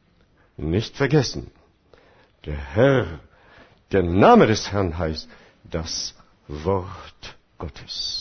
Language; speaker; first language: German; non-native, fluent; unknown